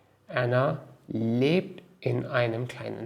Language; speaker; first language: German; non-native, learner; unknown